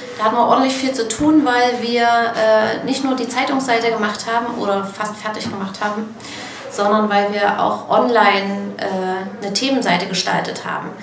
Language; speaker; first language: German; native; German